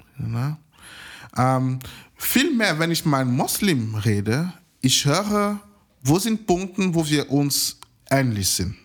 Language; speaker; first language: German; non-native, fluent; French